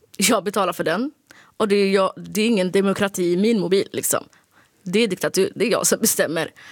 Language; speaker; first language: Swedish; early bilingual, other home language; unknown